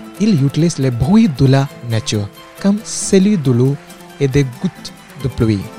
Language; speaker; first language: French; non-native, learner; Malayalam